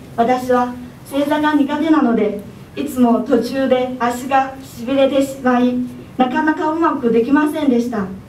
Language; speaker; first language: Japanese; non-native, fluent; Chinese